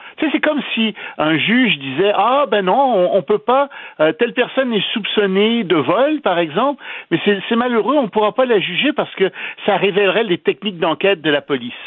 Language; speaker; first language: French; native; French